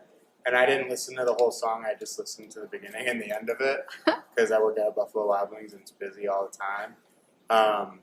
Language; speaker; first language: English; native; English